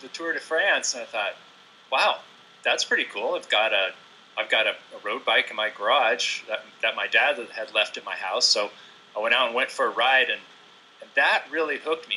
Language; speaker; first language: English; native; English